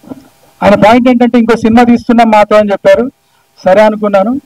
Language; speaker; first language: Telugu; native; Telugu